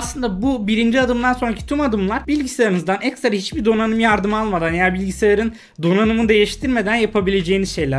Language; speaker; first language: Turkish; native; Turkish